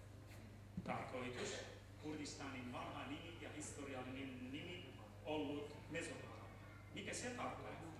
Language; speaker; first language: Finnish; non-native, learner; Central Kurdish